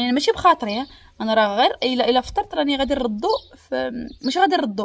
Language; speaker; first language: Arabic; native; Arabic